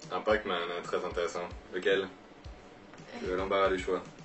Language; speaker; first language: French; native; French